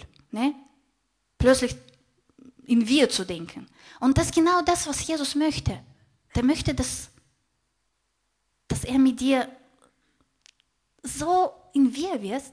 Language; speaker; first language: German; non-native, fluent; Russian